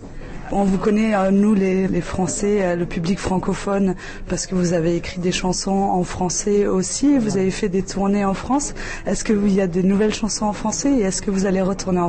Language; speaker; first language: French; native; French